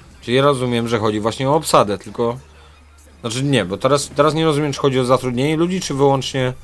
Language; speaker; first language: Polish; native; Polish